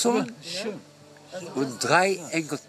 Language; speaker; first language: German; non-native, fluent; Dutch